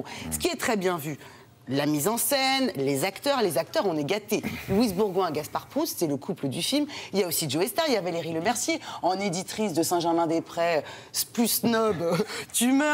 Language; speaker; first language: French; native; French